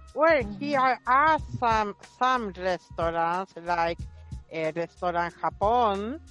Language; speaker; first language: English; non-native, fluent; Spanish